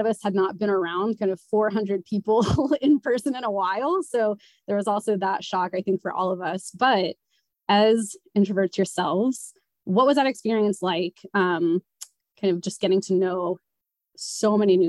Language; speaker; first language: English; native; English